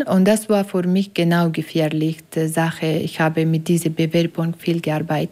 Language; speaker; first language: German; non-native, learner; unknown